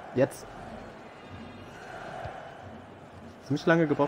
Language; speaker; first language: German; native; German